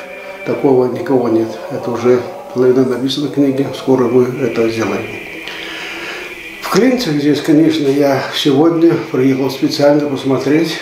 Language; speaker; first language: Russian; early bilingual, heritage; Russian